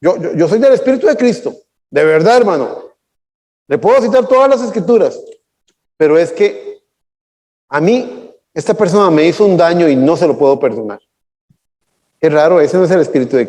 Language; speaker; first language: Spanish; native; Spanish